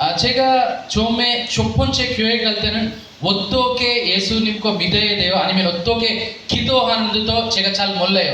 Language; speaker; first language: Korean; non-native, learner; Telugu